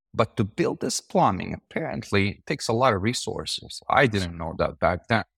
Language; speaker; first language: English; non-native, fluent; Romanian